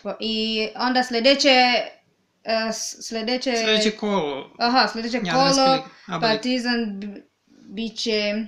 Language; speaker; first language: Serbian; native; Serbian